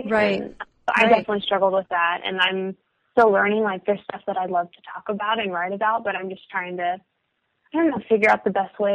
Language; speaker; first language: English; native; English